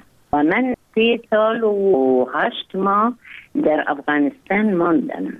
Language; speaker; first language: Persian; non-native, fluent; Arabic